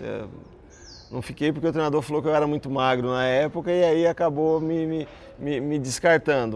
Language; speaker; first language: Portuguese; native; Portuguese